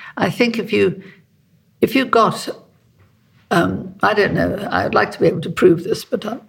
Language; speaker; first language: English; native; English